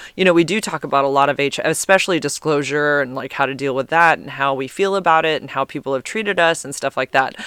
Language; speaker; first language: English; native; English